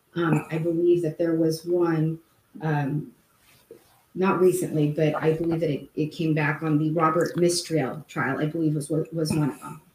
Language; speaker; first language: English; native; English